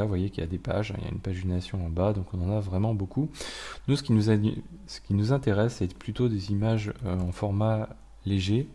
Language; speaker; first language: French; native; French